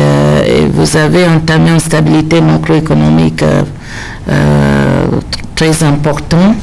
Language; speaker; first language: French; non-native, learner; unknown